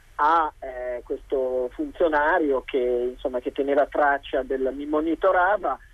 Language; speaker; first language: Italian; native; Italian